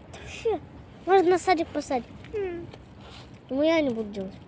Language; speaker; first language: Russian; native; Russian